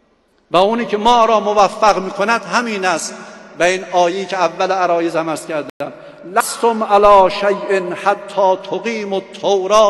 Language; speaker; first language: Persian; native; Persian